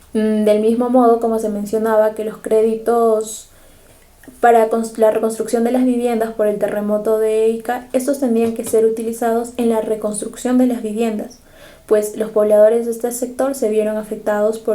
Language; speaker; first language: Spanish; native; Spanish